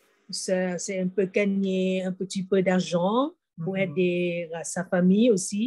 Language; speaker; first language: French; non-native, fluent; Thai